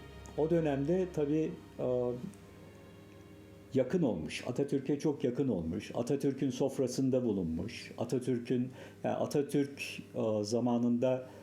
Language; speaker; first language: Turkish; native; Turkish